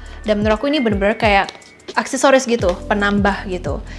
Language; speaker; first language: Indonesian; native; Indonesian